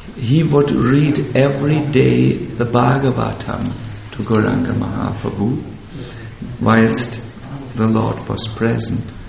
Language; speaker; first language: English; non-native, fluent; German